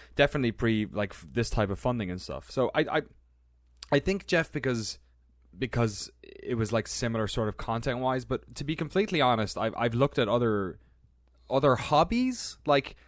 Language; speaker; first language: English; native; English